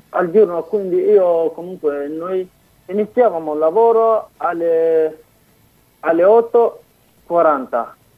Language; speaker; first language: Italian; non-native, learner; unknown